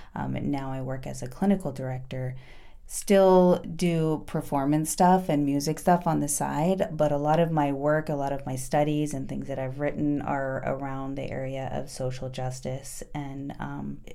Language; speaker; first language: English; native; English